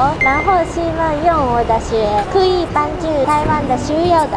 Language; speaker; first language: Chinese; non-native, learner; Japanese